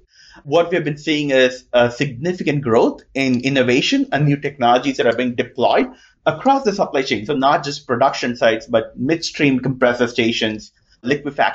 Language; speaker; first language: English; non-native, local second language; Tamil